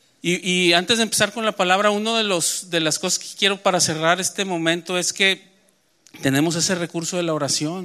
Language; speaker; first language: Spanish; native; Spanish